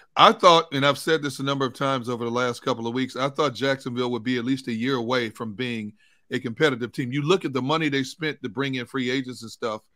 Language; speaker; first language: English; native; English